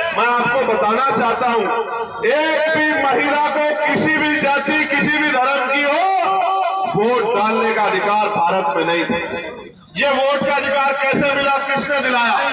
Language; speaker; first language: Hindi; native; Hindi